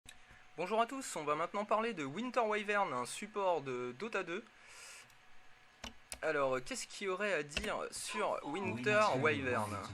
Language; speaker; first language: French; native; French